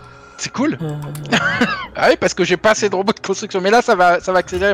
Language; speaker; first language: French; native; French